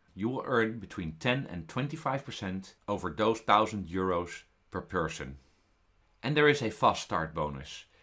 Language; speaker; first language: English; non-native, fluent; Dutch